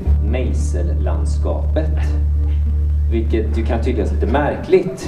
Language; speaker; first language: Swedish; native; Swedish